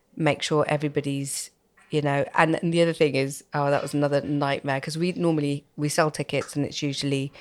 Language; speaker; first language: English; native; English